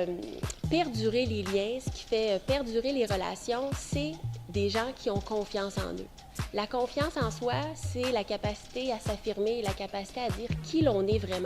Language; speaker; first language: French; native; French